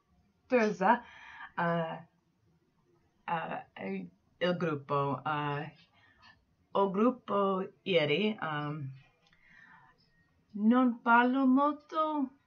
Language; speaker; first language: Italian; non-native, learner; English